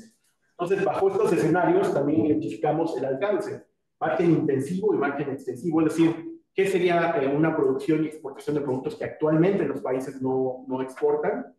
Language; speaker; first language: Spanish; native; Spanish